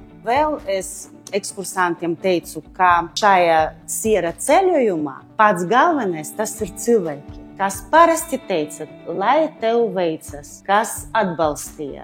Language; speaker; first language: Latvian; non-native, local second language; Russian